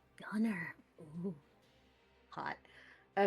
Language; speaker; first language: English; native; English